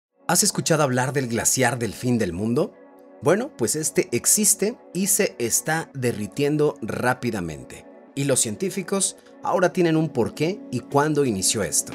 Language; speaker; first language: Spanish; native; Spanish